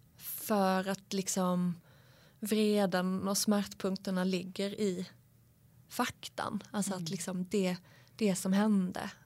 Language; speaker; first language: Swedish; native; Swedish